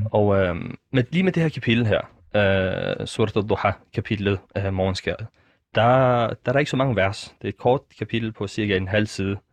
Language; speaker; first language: Danish; early bilingual, other home language; Arabic